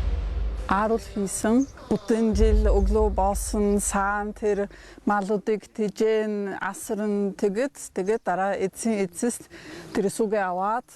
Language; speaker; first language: Mongolian; non-native, fluent; Polish